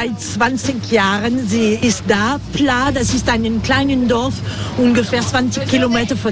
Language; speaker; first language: German; non-native, learner; French